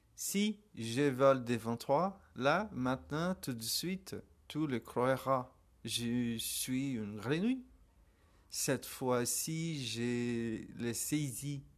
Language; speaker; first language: French; non-native, learner; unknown